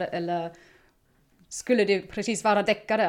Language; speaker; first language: Swedish; non-native, fluent; German